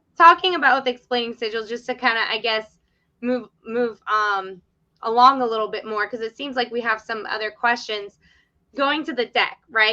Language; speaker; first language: English; native; English